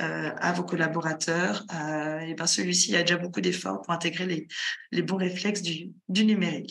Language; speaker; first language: French; native; French